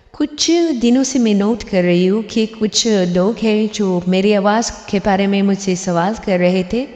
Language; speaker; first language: Urdu; early bilingual, heritage; Urdu